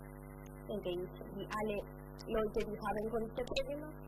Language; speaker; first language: German; non-native, learner; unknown